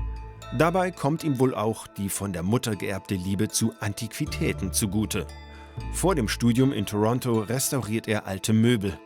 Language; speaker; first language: German; native; German